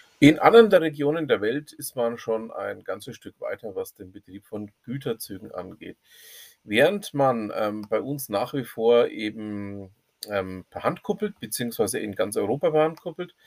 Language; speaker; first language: German; native; German